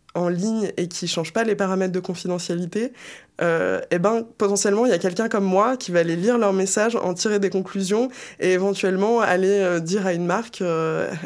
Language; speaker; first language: French; native; French